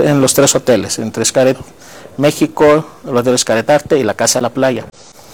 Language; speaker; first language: Spanish; non-native, fluent; Greek